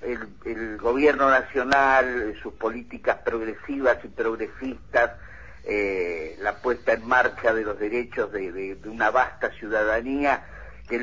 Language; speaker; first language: Spanish; native; Spanish